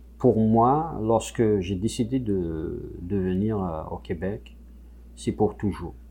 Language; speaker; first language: French; non-native, local second language; Kabyle